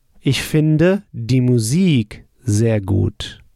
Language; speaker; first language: German; non-native, fluent; English